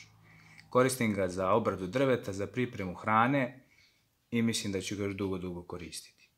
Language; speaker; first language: Serbian; native; Serbian